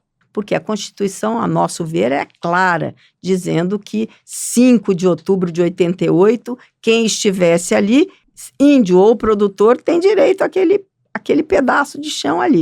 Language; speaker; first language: Portuguese; native; Portuguese